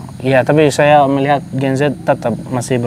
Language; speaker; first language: Indonesian; non-native, fluent; Arabic